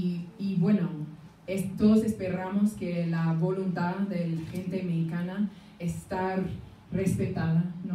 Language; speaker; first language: Spanish; non-native, fluent; English